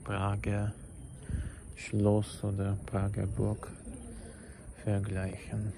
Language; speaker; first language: German; non-native, learner; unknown